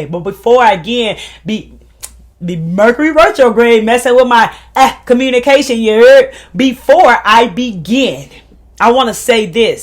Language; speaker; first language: English; native; English